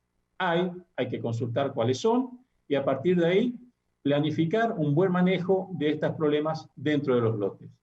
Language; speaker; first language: Spanish; native; Spanish